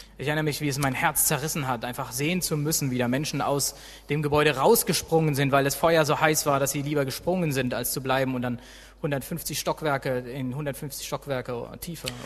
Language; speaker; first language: German; native; German